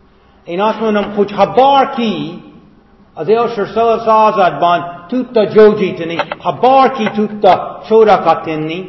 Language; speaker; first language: Hungarian; non-native, fluent; English